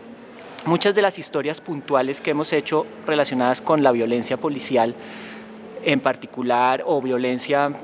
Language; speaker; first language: Spanish; native; Spanish